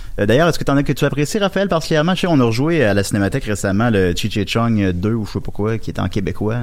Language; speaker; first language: French; native; French